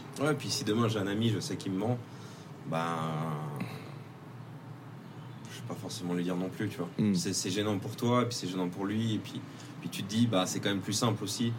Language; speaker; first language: French; native; French